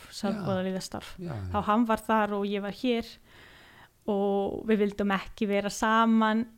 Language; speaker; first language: Icelandic; non-native, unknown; Italian